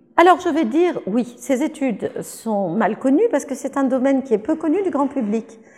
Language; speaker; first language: French; native; French